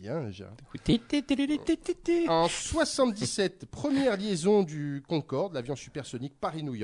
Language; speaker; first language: French; native; French